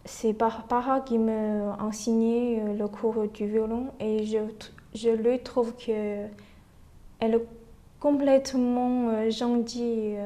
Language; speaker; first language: French; non-native, learner; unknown